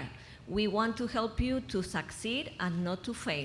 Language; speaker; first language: English; non-native, fluent; Spanish